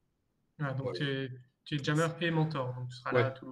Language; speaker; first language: French; native; French